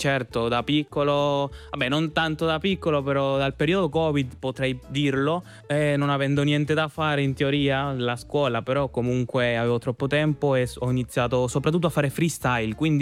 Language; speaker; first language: Italian; non-native, fluent; Spanish